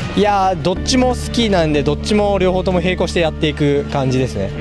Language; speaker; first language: Japanese; native; Japanese